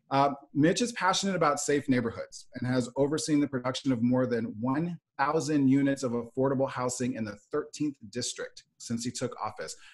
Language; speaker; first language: English; native; English